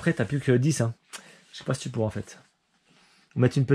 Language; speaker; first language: French; native; French